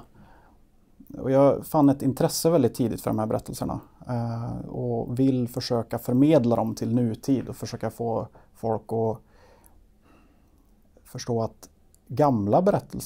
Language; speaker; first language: Swedish; native; Swedish